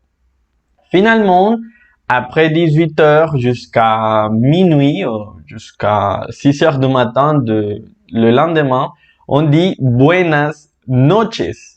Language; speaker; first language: French; non-native, fluent; Spanish